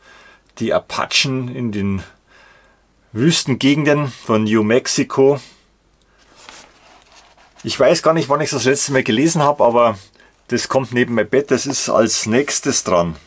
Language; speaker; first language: German; native; German